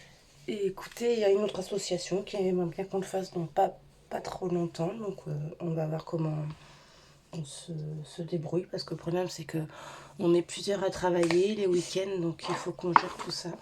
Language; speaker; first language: French; native; French